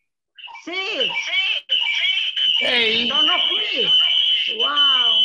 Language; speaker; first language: Italian; non-native, local second language; Arabic